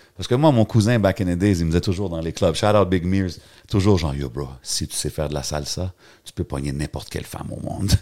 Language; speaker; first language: French; native; French